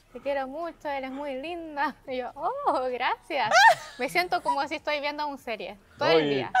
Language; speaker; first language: Spanish; non-native, fluent; Chinese